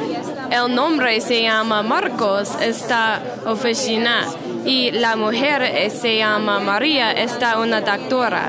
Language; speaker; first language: Spanish; non-native, learner; English